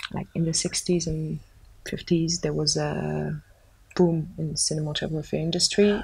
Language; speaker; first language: English; non-native, fluent; Armenian